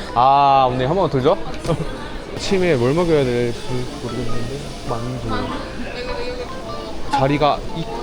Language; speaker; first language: Korean; native; Korean